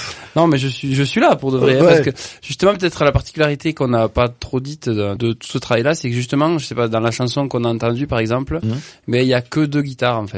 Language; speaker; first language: French; native; French